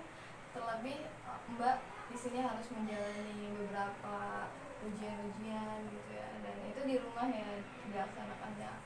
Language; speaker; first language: Indonesian; native; Indonesian